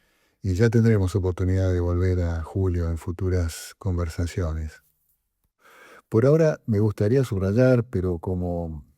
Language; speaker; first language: Spanish; native; Spanish